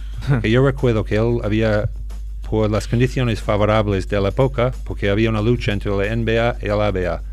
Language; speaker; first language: Spanish; non-native, fluent; English